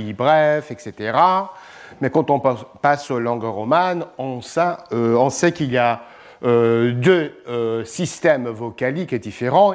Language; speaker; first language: French; non-native, fluent; English